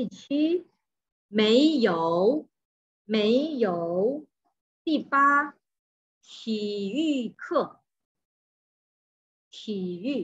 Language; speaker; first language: Chinese; non-native, fluent; Indonesian